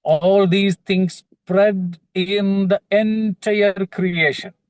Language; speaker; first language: English; non-native, local second language; Malayalam